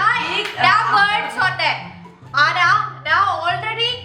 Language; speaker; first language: Tamil; non-native, learner; Malayalam